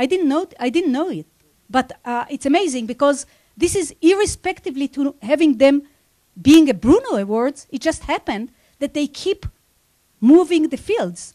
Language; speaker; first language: English; non-native, fluent; Hebrew